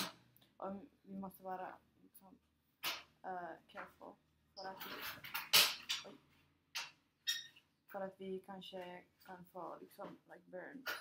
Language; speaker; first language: Swedish; non-native, fluent; Finnish